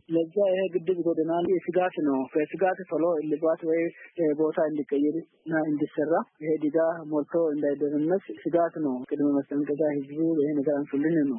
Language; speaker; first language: Amharic; non-native, local second language; Oromo